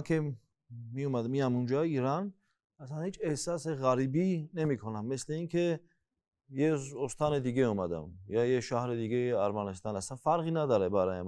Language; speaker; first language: Persian; non-native, fluent; Armenian